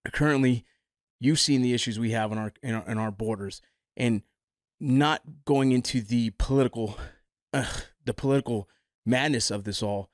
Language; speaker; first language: English; native; English